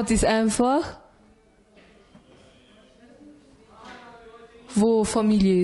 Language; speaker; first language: German; early bilingual, other home language; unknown